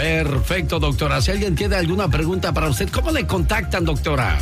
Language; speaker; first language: Spanish; native; Spanish